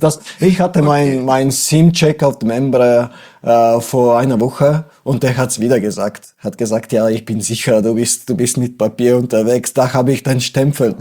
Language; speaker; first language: German; non-native, fluent; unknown